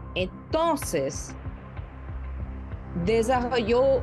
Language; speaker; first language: Spanish; non-native, learner; Portuguese